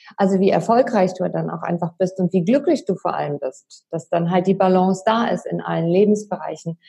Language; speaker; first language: German; native; German